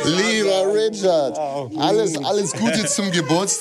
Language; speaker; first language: German; native; German